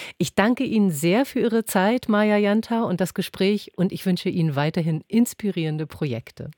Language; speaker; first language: German; native; German